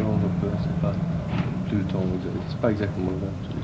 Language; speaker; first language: French; non-native, fluent; English